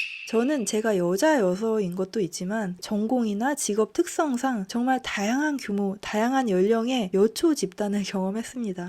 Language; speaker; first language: Korean; native; Korean